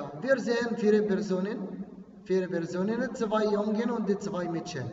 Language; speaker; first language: German; non-native, fluent; Arabic